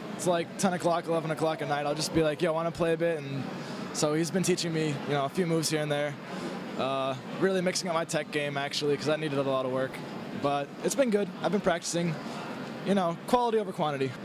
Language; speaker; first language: English; native; English